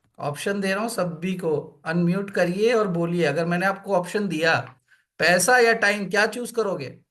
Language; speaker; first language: Hindi; native; Hindi